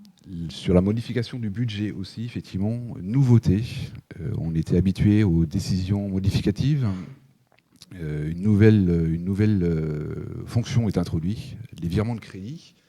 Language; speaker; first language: French; native; French